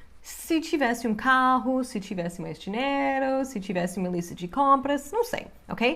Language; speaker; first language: Portuguese; non-native, fluent; English